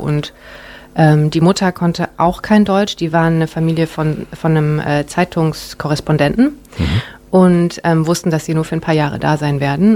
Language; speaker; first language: German; early bilingual, other home language; Japanese